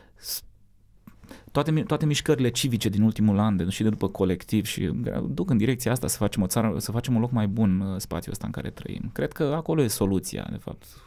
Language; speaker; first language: Romanian; native; Romanian